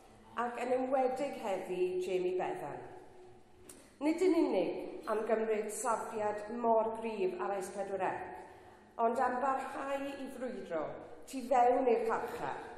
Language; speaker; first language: Welsh; non-native, local second language; English